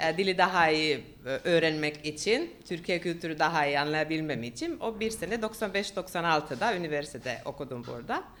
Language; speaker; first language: Turkish; non-native, fluent; Finnish